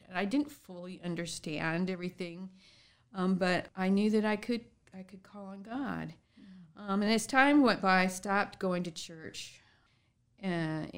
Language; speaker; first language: English; native; English